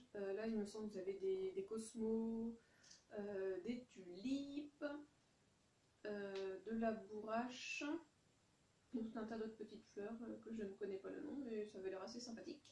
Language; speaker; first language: French; native; French